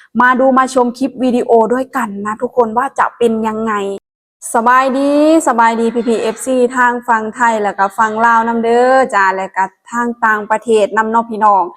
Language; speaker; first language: Thai; non-native, local second language; Northeastern Thai